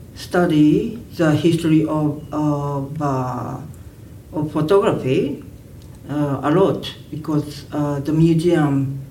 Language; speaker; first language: English; non-native, learner; Japanese